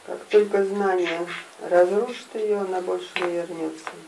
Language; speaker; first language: Russian; native; Russian